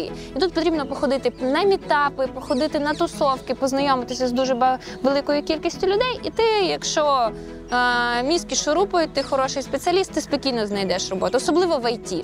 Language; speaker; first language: Ukrainian; native; Ukrainian